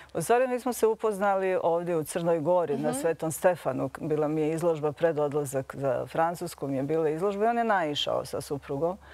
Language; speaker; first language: Croatian; native; Croatian